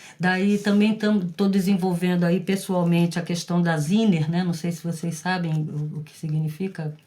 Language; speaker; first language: Portuguese; native; Portuguese